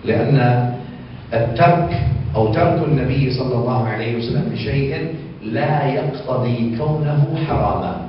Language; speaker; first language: Arabic; native; Arabic